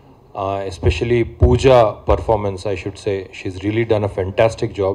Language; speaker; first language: Telugu; native; Telugu